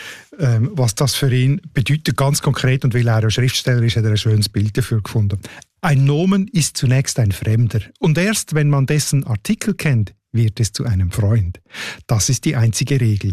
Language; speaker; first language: German; native; German